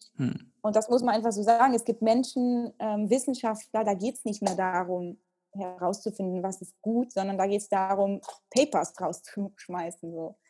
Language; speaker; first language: German; early bilingual, heritage; Italian